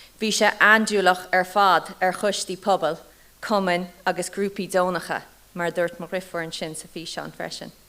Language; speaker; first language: Irish; native; Irish